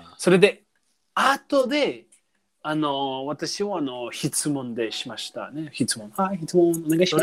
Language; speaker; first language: Japanese; non-native, learner; English